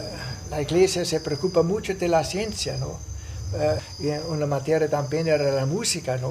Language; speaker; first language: Spanish; non-native, fluent; Italian